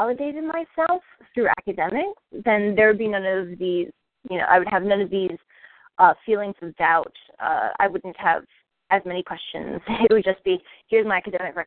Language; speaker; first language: English; native; English